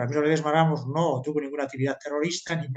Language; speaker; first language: Spanish; native; Spanish